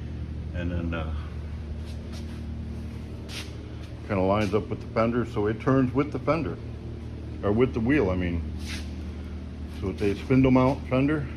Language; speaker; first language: English; native; English